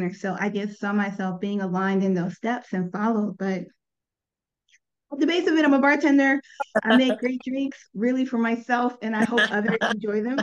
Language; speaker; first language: English; native; English